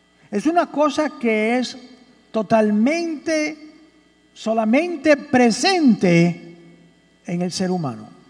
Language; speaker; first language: Spanish; early bilingual, heritage; Spanish